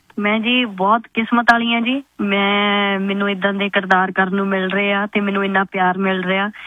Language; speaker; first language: Punjabi; early bilingual, heritage; Punjabi